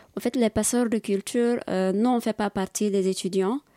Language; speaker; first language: French; non-native, local second language; Fula